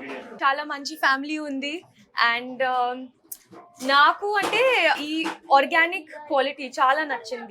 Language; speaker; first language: Telugu; non-native, learner; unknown